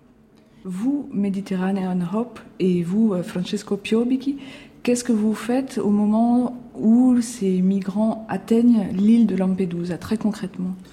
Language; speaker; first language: French; native; French